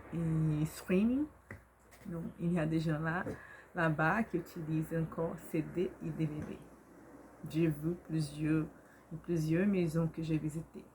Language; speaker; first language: French; non-native, learner; Portuguese